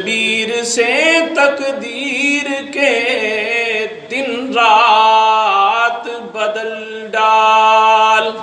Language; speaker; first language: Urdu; non-native, local second language; Punjabi